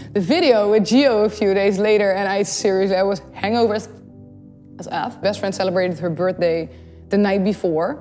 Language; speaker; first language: English; non-native, fluent; Dutch